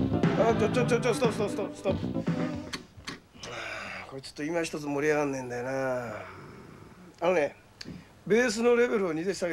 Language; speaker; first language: Japanese; native; Japanese